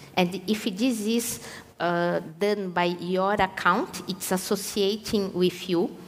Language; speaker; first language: English; non-native, fluent; Portuguese